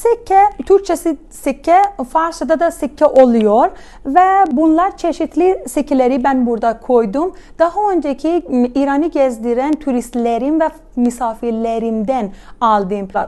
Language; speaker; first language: Turkish; non-native, fluent; Persian